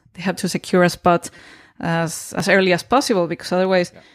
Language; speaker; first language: English; non-native, fluent; Spanish